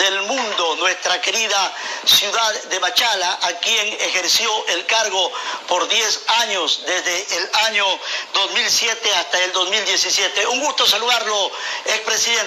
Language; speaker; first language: Spanish; native; Spanish